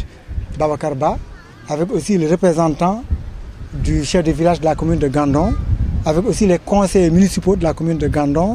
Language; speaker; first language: French; non-native, local second language; Wolof